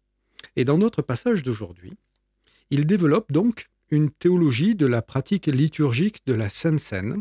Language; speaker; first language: French; native; French